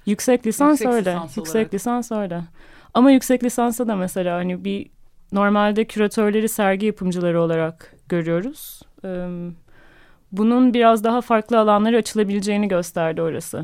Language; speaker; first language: Turkish; native; Turkish